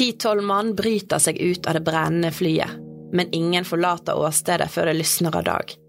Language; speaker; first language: Norwegian; native; Norwegian